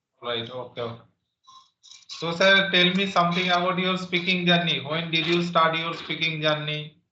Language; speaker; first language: English; non-native, local second language; Santali